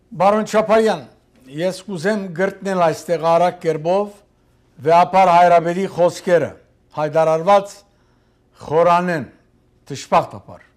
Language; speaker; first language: Armenian; early bilingual, heritage; Armenian